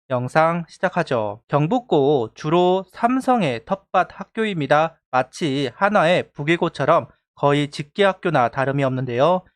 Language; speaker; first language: Korean; native; Korean